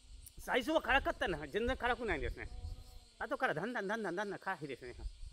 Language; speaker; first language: Japanese; non-native, fluent; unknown